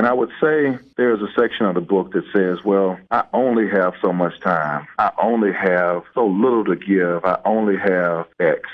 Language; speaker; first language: English; native; English